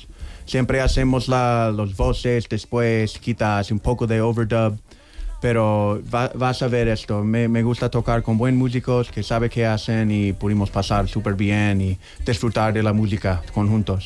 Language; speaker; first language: Spanish; non-native, learner; English